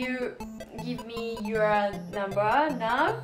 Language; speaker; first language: English; non-native, learner; Japanese